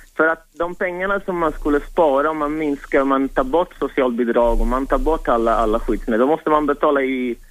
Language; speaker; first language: Swedish; non-native, fluent; Italian